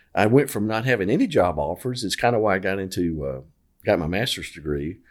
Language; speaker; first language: English; native; English